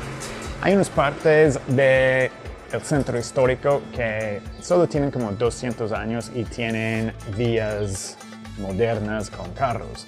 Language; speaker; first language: Spanish; non-native, fluent; English